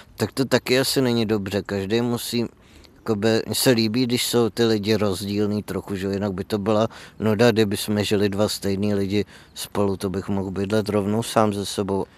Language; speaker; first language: Czech; native; Czech